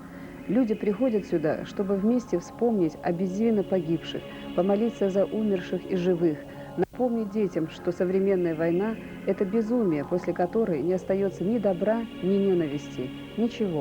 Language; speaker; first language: Russian; native; Russian